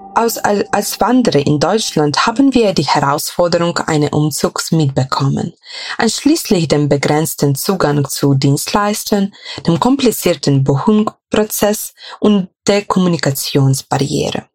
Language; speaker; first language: German; non-native, fluent; Ukrainian